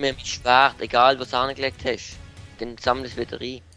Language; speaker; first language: German; native; German